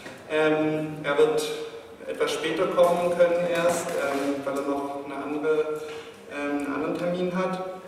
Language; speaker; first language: German; native; German